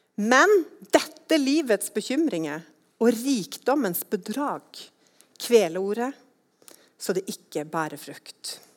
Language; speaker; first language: Norwegian; native; Norwegian